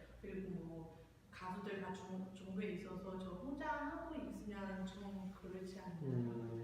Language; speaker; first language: Korean; non-native, learner; Chinese